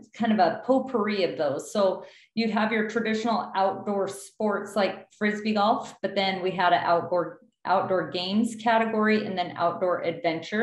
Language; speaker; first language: English; native; English